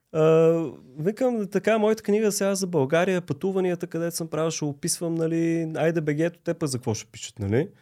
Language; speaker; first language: Bulgarian; native; Bulgarian